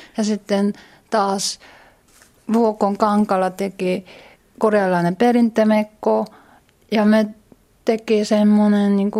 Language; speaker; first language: Finnish; non-native, learner; Korean